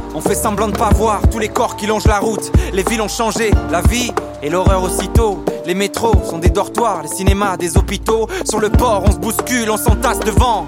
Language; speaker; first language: French; native; French